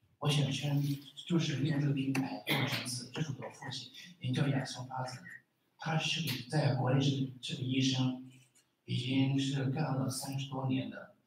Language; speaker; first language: Chinese; non-native, local second language; Uyghur